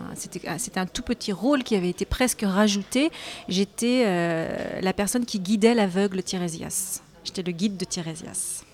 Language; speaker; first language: French; native; French